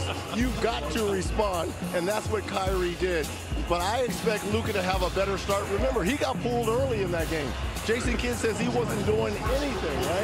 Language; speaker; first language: English; native; English